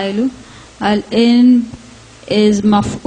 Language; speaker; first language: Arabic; non-native, learner; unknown